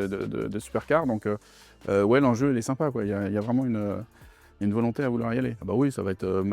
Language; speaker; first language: French; native; French